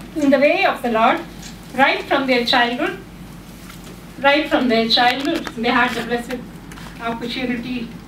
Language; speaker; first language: English; non-native, local second language; Telugu